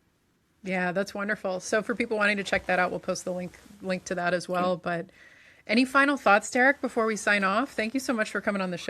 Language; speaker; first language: English; native; English